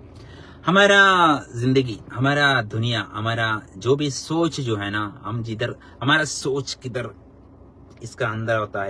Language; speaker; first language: Hindi; non-native, local second language; Malayalam